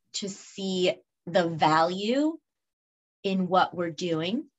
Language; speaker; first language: English; early bilingual, other home language; Spanish